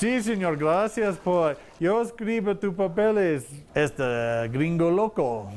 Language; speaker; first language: Spanish; non-native, learner; English